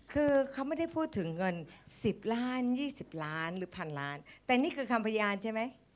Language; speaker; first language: Thai; native; Thai